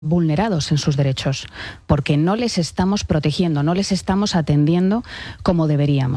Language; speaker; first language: Spanish; native; Spanish